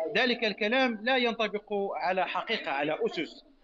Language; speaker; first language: Arabic; non-native, local second language; Berber languages